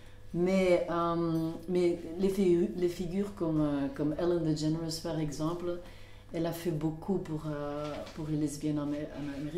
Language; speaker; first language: French; non-native, local second language; Dutch